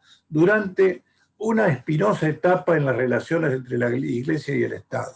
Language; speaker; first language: Spanish; native; Spanish